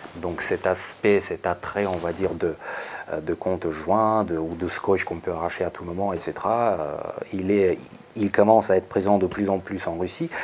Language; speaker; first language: French; non-native, fluent; Russian